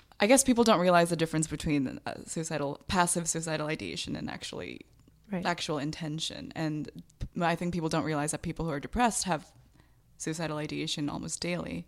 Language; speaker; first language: English; early bilingual, other home language; Bangla